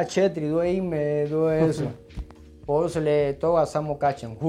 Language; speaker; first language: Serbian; non-native, learner; Spanish